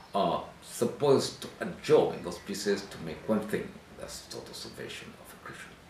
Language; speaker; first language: English; non-native, local second language; Swahili